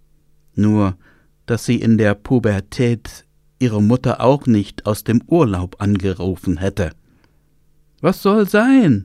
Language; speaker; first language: German; native; German